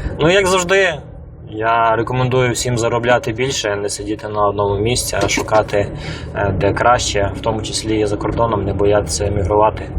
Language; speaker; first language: Ukrainian; native; Ukrainian